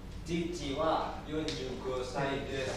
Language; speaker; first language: Japanese; non-native, learner; Indonesian